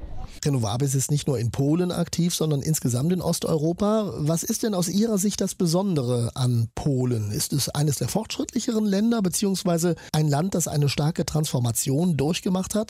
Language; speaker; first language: German; native; German